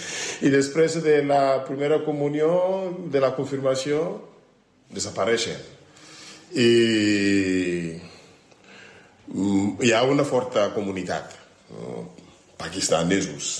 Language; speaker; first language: Catalan; non-native, learner; French